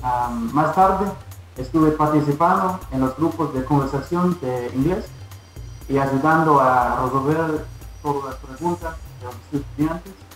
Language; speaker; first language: Spanish; non-native, fluent; English